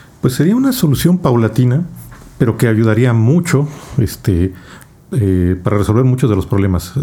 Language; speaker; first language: Spanish; native; Spanish